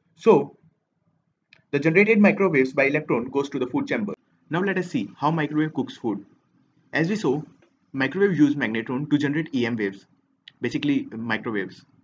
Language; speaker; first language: English; non-native, local second language; Hindi